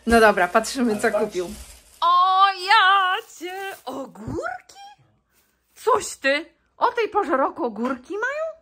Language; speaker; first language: Polish; native; Polish